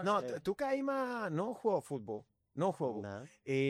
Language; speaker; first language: Bulgarian; non-native, learner; Spanish